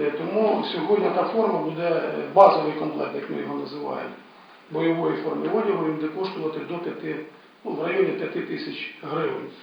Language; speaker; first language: Ukrainian; non-native, local second language; Russian